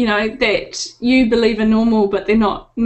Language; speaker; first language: English; native; English